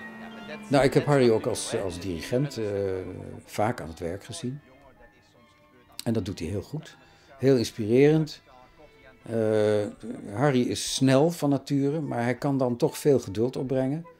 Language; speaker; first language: Dutch; native; Dutch